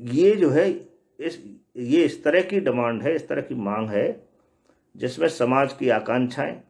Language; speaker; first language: Hindi; native; Hindi